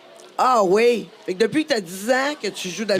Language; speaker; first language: French; native; French